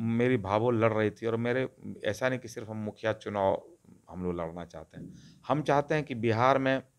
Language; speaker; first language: Hindi; non-native, local second language; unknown